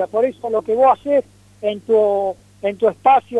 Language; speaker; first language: Spanish; native; Spanish